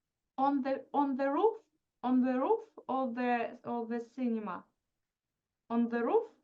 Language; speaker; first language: English; non-native, fluent; Russian